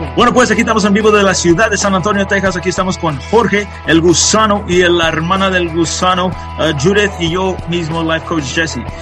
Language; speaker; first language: Spanish; early bilingual, heritage; Spanish